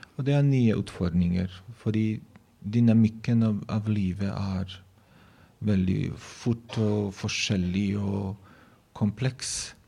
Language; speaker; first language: Norwegian; non-native, fluent; Bosnian